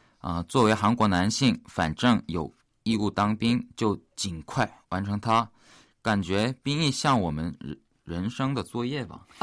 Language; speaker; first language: Chinese; early bilingual, other home language; Korean